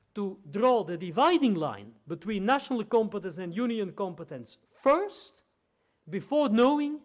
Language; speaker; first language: English; non-native, fluent; Dutch